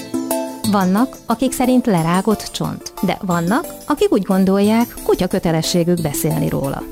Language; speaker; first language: Hungarian; native; Hungarian